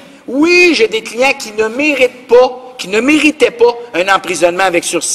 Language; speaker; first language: French; native; French